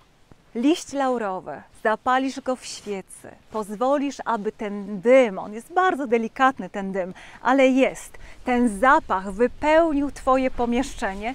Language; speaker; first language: Polish; native; Polish